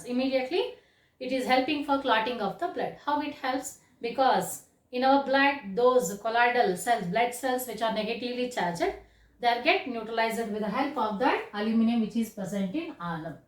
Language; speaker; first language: English; non-native, local second language; Kannada